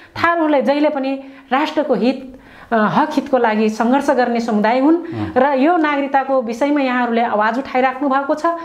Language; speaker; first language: Nepali; non-native, local second language; Rana Tharu